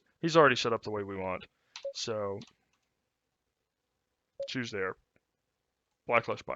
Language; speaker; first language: English; native; English